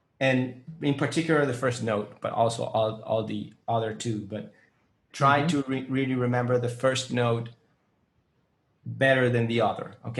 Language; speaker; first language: English; non-native, fluent; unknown